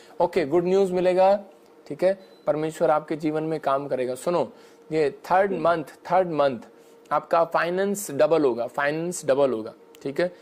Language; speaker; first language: Hindi; non-native, local second language; Punjabi